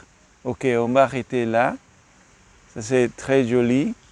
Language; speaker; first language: French; non-native, learner; English